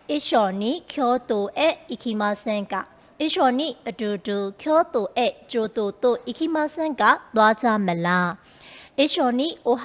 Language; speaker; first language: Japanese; non-native, fluent; Burmese